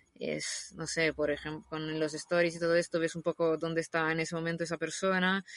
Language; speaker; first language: Spanish; non-native, fluent; Italian